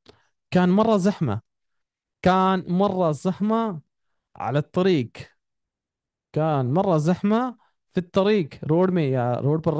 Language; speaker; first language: Arabic; non-native, fluent; Urdu